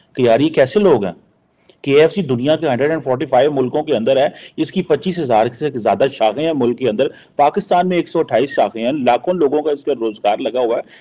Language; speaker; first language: Urdu; non-native, local second language; Punjabi